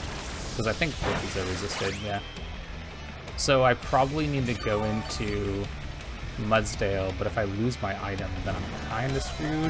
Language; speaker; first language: English; native; English